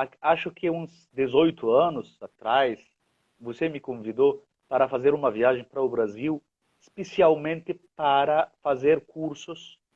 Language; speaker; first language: Portuguese; non-native, fluent; Arabic